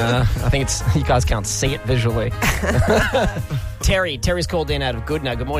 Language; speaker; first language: English; native; English